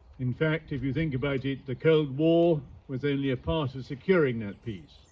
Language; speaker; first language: English; native; English